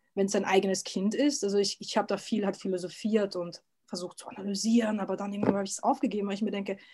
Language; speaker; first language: German; early bilingual, other home language; Serbian